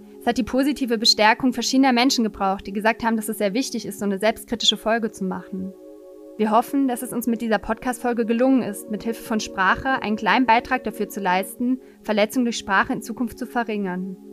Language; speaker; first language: German; native; German